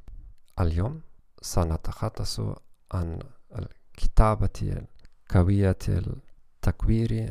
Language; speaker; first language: Arabic; non-native, learner; German